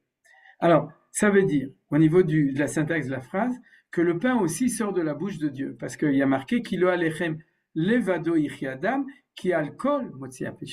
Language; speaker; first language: French; native; French